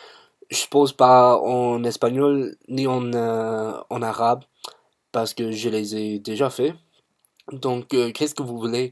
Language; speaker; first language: French; non-native, fluent; English